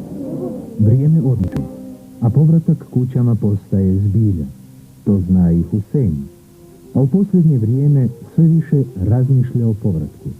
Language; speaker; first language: Bosnian; native; Bosnian